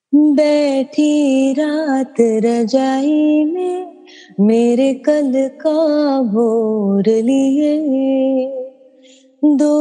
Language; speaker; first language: Hindi; non-native, local second language; Tamil